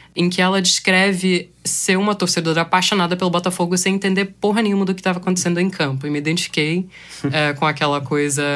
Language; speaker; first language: Portuguese; non-native, fluent; English